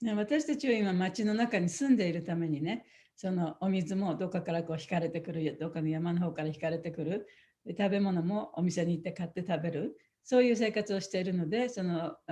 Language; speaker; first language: Japanese; native; Japanese